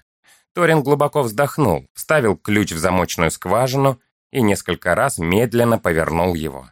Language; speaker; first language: Russian; native; Russian